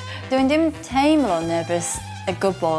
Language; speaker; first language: Welsh; non-native, learner; Japanese